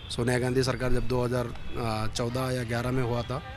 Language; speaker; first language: Hindi; native; Hindi